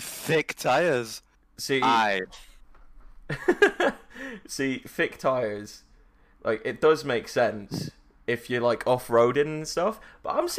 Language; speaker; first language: English; native; English